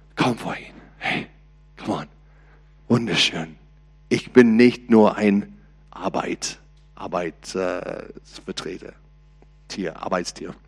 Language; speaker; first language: German; non-native, learner; English